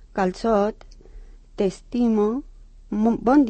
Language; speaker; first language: Catalan; non-native, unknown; Spanish